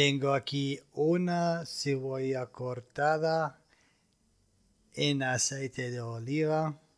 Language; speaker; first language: Spanish; non-native, fluent; Arabic